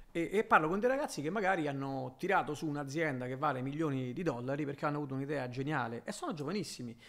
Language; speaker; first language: Italian; native; Italian